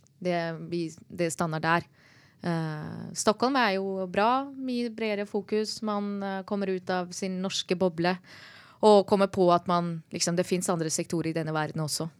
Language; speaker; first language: Norwegian; early bilingual, other home language; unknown